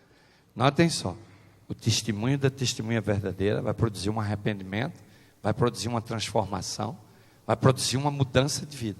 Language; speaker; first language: Portuguese; native; Portuguese